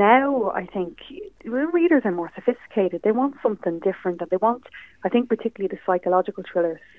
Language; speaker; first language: English; native; English